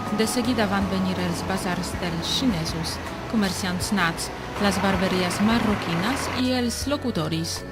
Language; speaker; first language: Catalan; non-native, fluent; Polish